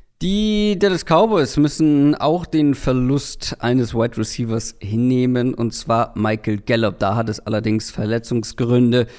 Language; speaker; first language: German; native; German